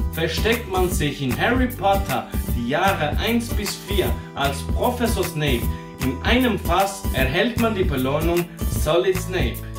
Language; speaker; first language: German; early bilingual, other home language; Portuguese